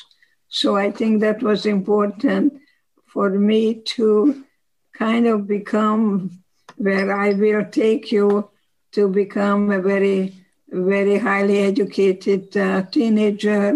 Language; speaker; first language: English; non-native, fluent; Slovak